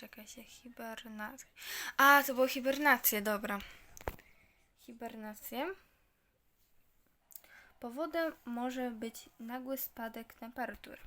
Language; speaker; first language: Polish; native; Polish